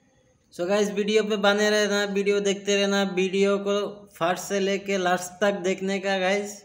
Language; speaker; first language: Hindi; non-native, local second language; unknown